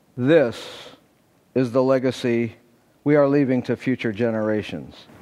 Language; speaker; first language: English; native; English